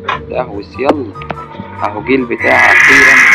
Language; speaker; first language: Arabic; native; Arabic